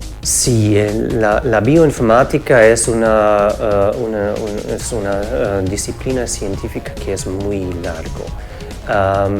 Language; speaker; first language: Spanish; non-native, fluent; German